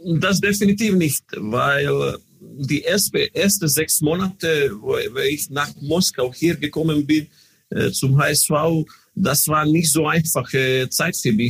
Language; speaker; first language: German; non-native, learner; Croatian